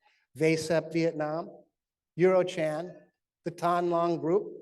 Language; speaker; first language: English; native; English